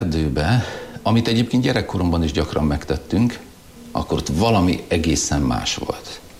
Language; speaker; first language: Hungarian; non-native, local second language; German